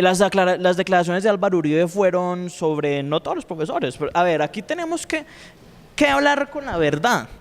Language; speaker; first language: Spanish; native; Spanish